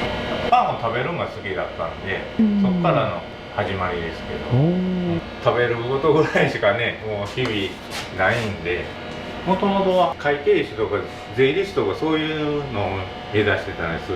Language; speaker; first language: Japanese; native; Japanese